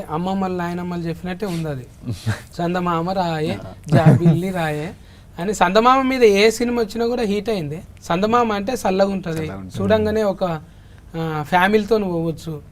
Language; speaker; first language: Telugu; native; Telugu